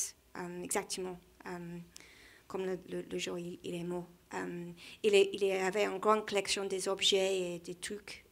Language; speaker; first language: French; non-native, learner; English